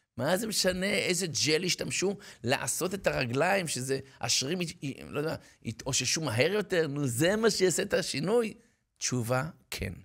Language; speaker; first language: Hebrew; native; Hebrew